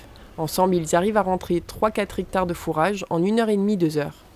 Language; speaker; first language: French; native; French